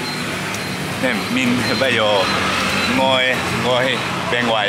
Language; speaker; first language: Vietnamese; non-native, learner; Japanese